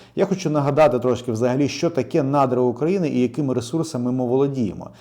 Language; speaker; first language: Ukrainian; native; Ukrainian